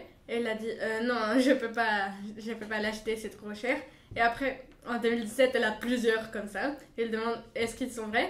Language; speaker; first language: French; non-native, fluent; Bulgarian